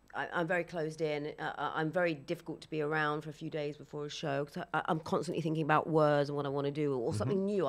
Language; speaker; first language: English; native; English